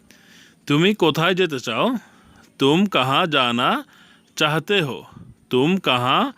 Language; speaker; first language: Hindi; non-native, learner; Bangla